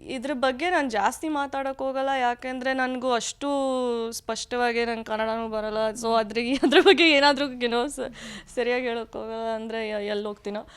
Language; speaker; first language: Kannada; early bilingual, heritage; Kannada